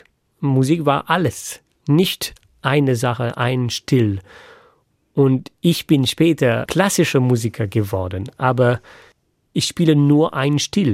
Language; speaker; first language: German; non-native, fluent; French